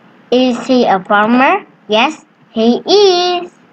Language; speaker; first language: English; non-native, learner; Vietnamese